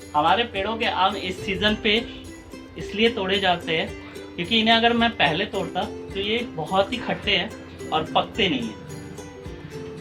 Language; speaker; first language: Hindi; non-native, local second language; Bangla